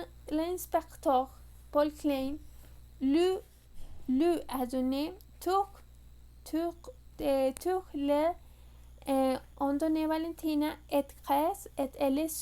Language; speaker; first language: French; non-native, learner; Spanish